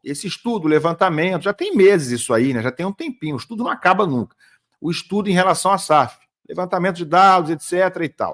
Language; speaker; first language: Portuguese; native; Portuguese